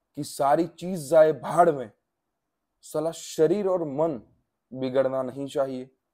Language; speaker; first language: Hindi; non-native, local second language; Gujarati